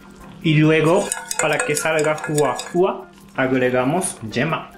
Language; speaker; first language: Spanish; non-native, fluent; Japanese